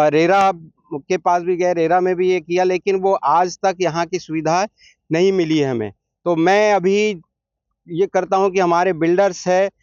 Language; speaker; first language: Hindi; native; Hindi